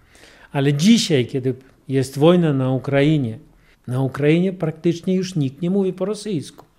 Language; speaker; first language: Polish; non-native, fluent; Russian